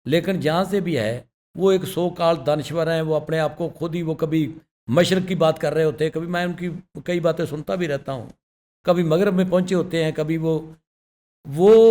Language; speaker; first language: Urdu; non-native, local second language; Punjabi